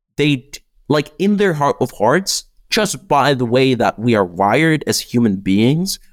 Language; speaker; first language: English; non-native, fluent; Czech